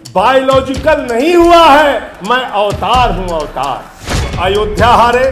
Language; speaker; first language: Hindi; native; Hindi